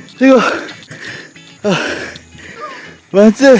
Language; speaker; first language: Korean; non-native, fluent; Japanese